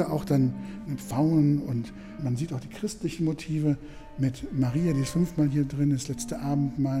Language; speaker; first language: German; native; German